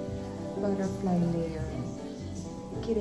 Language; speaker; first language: Japanese; non-native, fluent; Filipino